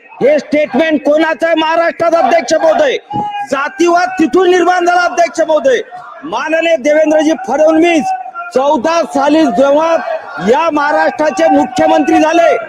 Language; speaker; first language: Marathi; native; Marathi